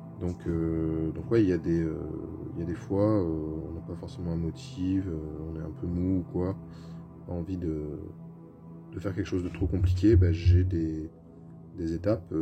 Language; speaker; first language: French; native; French